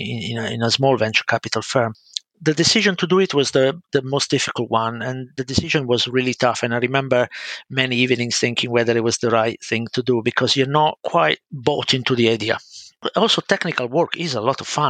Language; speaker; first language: English; non-native, fluent; Italian